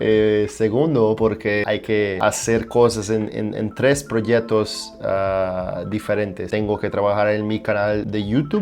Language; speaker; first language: Spanish; non-native, fluent; Portuguese